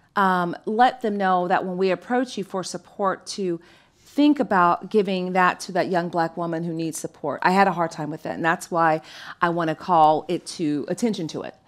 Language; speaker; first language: English; native; English